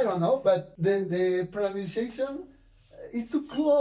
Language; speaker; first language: English; non-native, fluent; Spanish